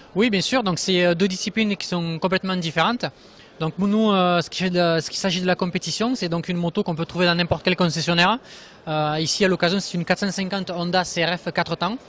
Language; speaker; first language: French; native; French